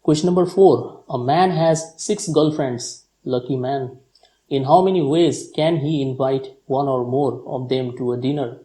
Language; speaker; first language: English; non-native, local second language; Nepali